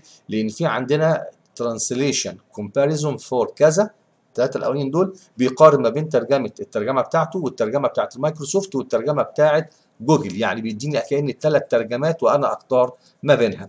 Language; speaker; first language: Arabic; native; Arabic